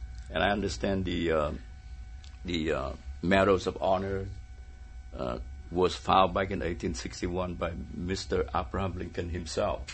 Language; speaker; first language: English; non-native, fluent; Vietnamese